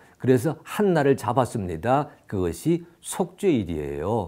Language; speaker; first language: Korean; native; Korean